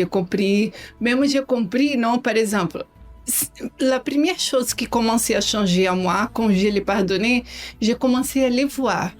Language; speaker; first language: French; non-native, learner; Portuguese